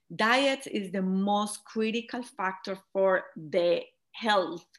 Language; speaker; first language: English; non-native, fluent; Spanish